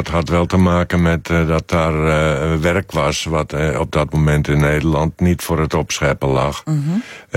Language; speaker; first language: Dutch; native; Dutch